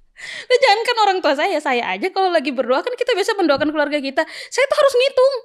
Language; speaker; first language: Indonesian; native; Indonesian